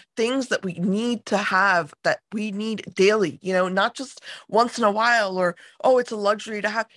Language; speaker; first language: English; native; English